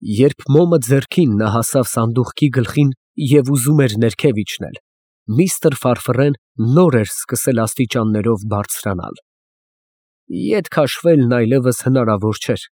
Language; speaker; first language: Armenian; native; Armenian